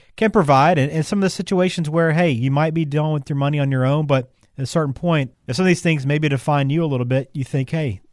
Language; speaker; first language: English; native; English